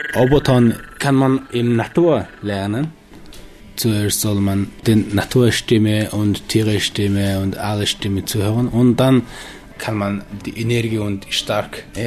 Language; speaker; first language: German; non-native, learner; Mongolian